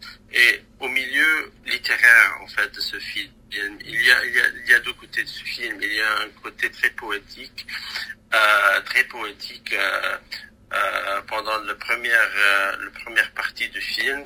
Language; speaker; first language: French; non-native, local second language; Arabic